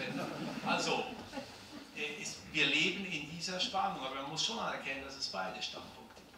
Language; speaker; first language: German; native; German